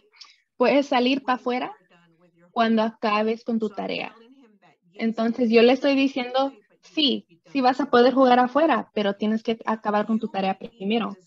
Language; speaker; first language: Spanish; early bilingual, other home language; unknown